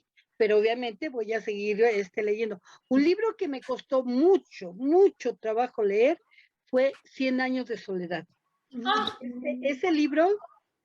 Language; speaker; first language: Spanish; native; Spanish